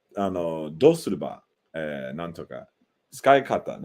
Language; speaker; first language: Japanese; non-native, learner; English